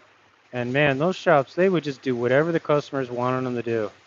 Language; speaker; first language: English; native; English